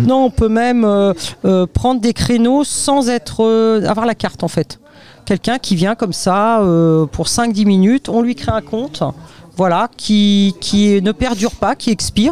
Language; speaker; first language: French; native; French